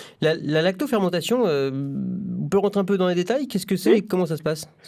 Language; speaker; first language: French; native; French